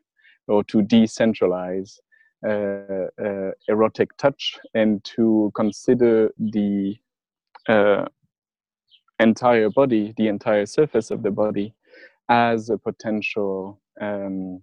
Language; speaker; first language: English; non-native, fluent; French